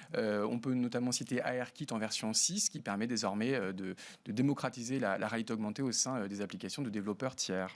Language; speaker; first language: French; native; French